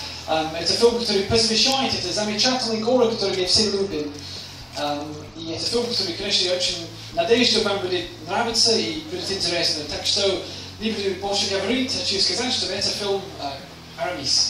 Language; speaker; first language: Russian; non-native, learner; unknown